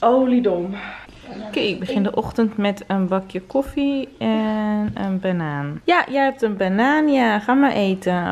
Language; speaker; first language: Dutch; native; Dutch